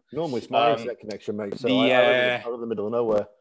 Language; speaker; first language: English; native; English